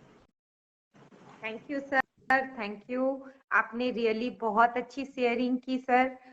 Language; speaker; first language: Hindi; native; Hindi